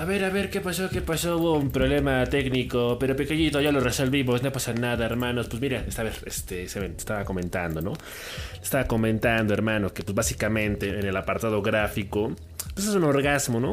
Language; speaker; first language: Spanish; native; Spanish